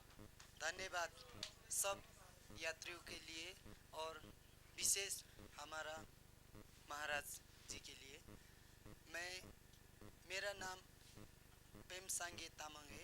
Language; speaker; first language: Hindi; non-native, fluent; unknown